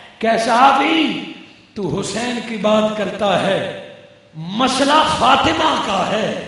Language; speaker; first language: Urdu; non-native, local second language; Punjabi